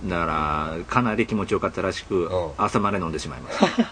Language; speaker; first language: Japanese; native; Japanese